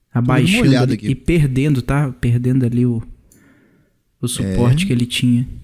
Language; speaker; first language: Portuguese; native; Portuguese